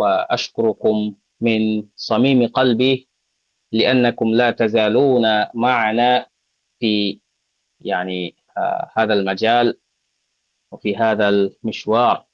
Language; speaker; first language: Arabic; non-native, fluent; Bangla